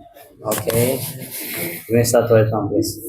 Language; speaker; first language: English; non-native, learner; Indonesian